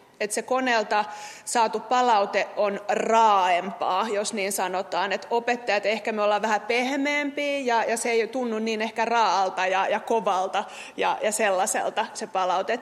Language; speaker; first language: Finnish; native; Finnish